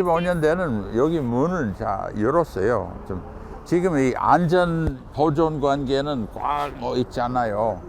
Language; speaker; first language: Korean; non-native, fluent; English